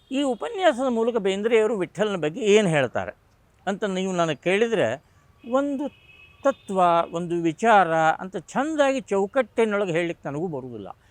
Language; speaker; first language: Kannada; non-native, local second language; Marathi